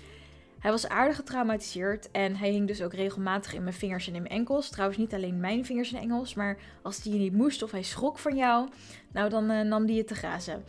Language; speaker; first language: Dutch; native; Dutch